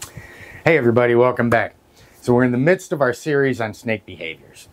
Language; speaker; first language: English; native; English